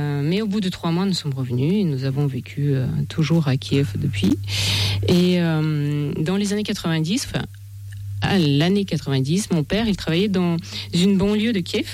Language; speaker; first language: French; non-native, fluent; Russian